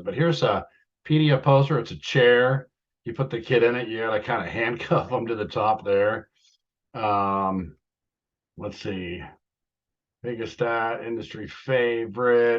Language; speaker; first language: English; native; English